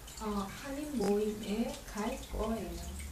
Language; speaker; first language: Korean; non-native, learner; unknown